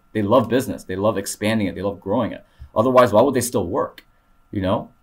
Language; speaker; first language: English; early bilingual, other home language; Korean